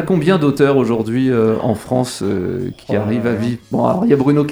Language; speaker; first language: French; native; French